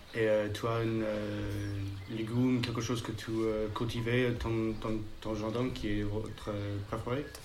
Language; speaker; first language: French; non-native, learner; English